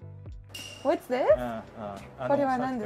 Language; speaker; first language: Japanese; non-native, learner; English